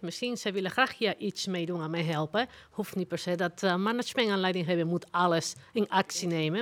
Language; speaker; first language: Dutch; non-native, learner; Spanish